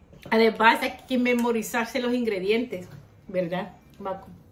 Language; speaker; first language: Spanish; native; Spanish